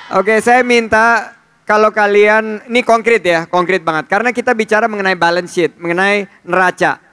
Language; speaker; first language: Indonesian; native; Indonesian